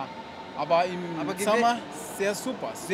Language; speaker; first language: German; non-native, learner; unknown